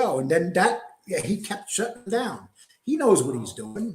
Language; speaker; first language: English; native; English